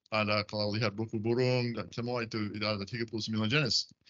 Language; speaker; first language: Indonesian; non-native, fluent; English